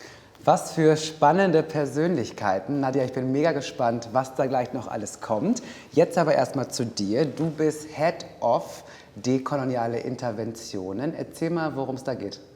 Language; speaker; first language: German; native; German